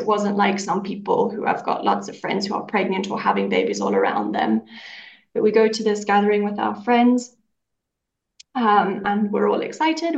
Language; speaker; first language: English; native; English